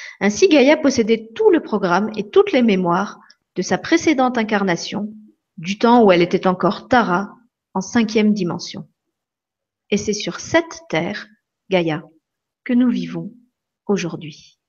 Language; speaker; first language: French; native; French